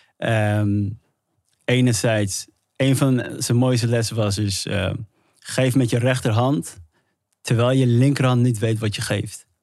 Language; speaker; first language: Dutch; early bilingual, other home language; Somali